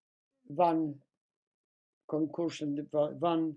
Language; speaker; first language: Swedish; non-native, fluent; Polish